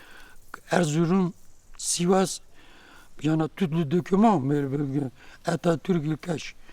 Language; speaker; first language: French; non-native, learner; Kurdish